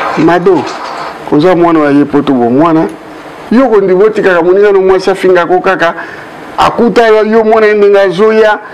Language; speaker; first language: Lingala; native; Lingala